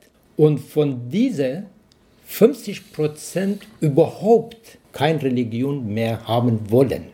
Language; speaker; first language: German; non-native, learner; Persian